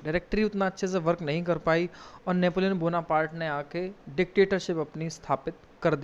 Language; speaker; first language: Hindi; native; Hindi